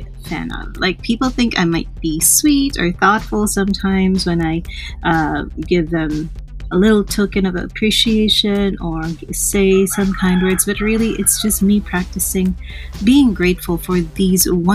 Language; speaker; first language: English; non-native, local second language; Filipino